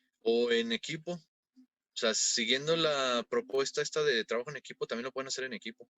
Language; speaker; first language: Spanish; native; Spanish